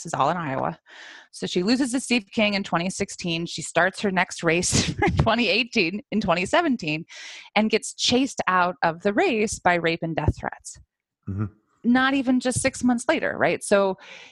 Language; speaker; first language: English; native; English